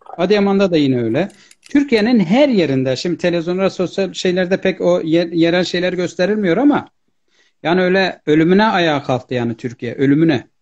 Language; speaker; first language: Turkish; native; Turkish